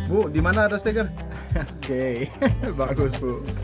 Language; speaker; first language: Indonesian; non-native, learner; Danish